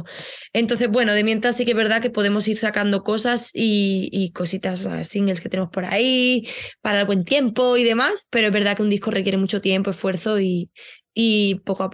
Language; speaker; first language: Spanish; native; Spanish